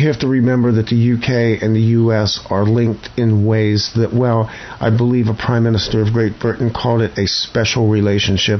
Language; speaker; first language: English; native; English